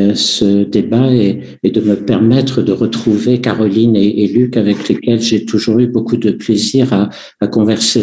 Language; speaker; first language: French; native; French